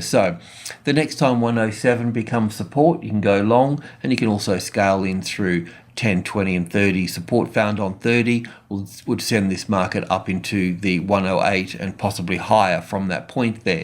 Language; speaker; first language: English; native; English